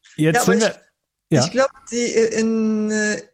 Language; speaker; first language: German; early bilingual, other home language; Polish